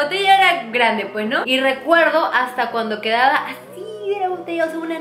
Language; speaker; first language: Spanish; native; Spanish